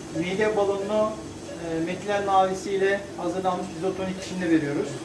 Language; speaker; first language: Turkish; native; Turkish